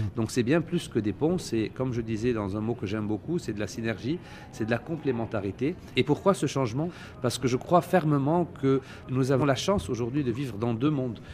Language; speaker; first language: French; non-native, local second language; Arabic